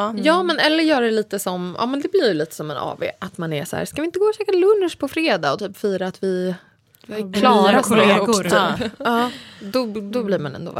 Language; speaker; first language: Swedish; native; Swedish